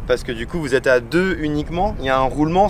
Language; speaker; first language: French; native; French